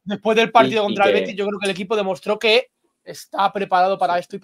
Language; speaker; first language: Spanish; native; Spanish